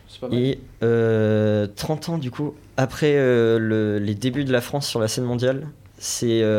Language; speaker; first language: French; native; French